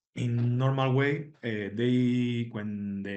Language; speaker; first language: English; non-native, learner; Spanish